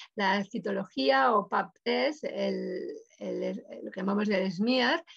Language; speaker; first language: Spanish; native; Spanish